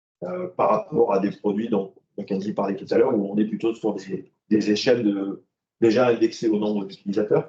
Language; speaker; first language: French; native; French